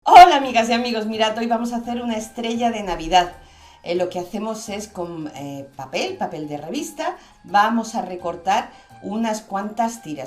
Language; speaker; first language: Spanish; native; Spanish